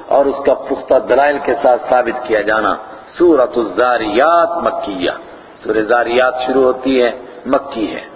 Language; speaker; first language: Urdu; non-native, local second language; Punjabi